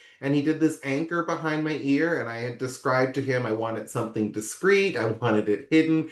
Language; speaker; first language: English; native; English